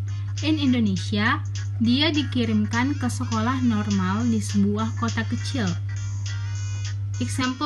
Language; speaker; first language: Indonesian; non-native, learner; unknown